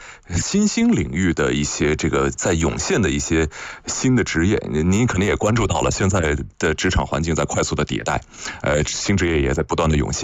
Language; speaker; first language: Chinese; native; Chinese